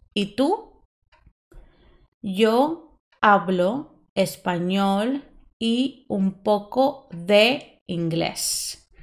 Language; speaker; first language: Spanish; non-native, fluent; English